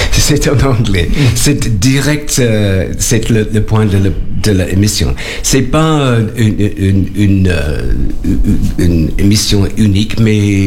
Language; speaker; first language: French; non-native, learner; English